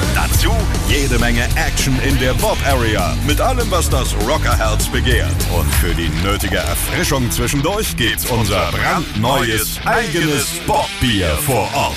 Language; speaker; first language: German; native; German